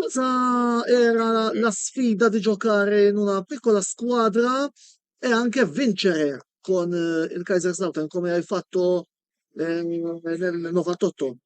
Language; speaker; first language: Italian; non-native, fluent; Maltese